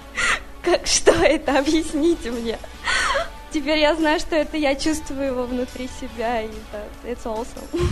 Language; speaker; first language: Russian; early bilingual, other home language; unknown